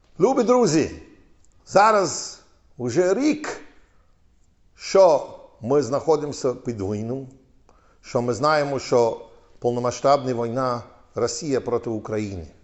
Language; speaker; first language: Ukrainian; non-native, learner; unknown